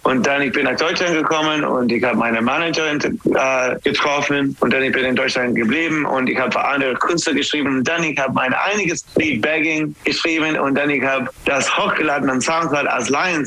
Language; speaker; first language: German; non-native, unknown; English